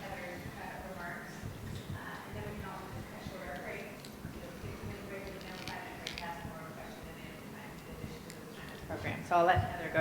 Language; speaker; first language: English; native; English